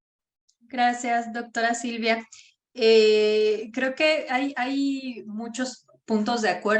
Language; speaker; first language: Spanish; native; Spanish